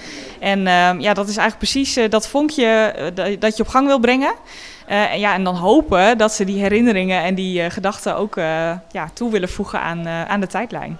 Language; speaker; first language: Dutch; native; Dutch